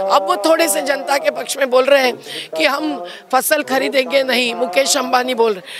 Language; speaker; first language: Hindi; non-native, local second language; Marathi